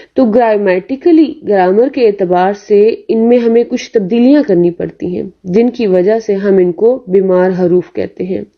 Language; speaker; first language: Urdu; native; Urdu